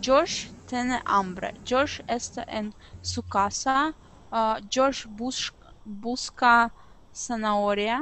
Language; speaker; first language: Spanish; non-native, learner; Russian